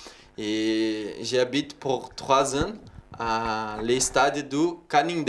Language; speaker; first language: French; non-native, learner; Portuguese